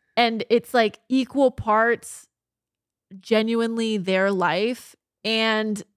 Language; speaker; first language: English; native; English